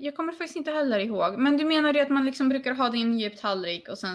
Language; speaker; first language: Swedish; non-native, fluent; Polish